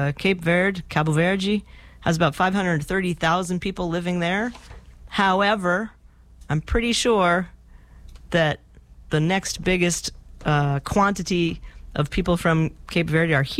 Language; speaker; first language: English; non-native, fluent; Portuguese